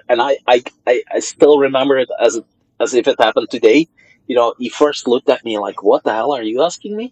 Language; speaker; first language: English; non-native, fluent; Dutch